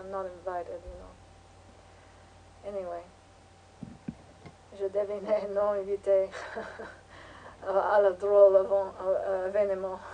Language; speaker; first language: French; non-native, learner; English